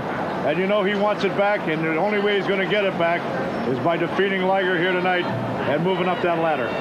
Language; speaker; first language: English; native; English